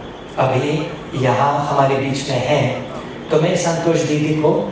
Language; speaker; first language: Hindi; non-native, fluent; Russian